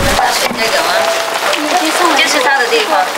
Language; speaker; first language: Chinese; non-native, fluent; Vietnamese